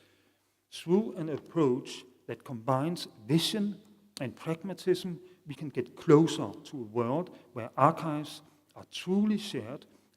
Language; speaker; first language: English; non-native, fluent; Danish